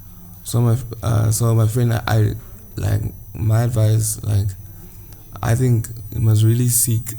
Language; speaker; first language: English; non-native, local second language; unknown